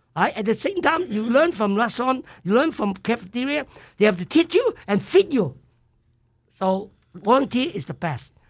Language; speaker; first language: English; non-native, local second language; Cantonese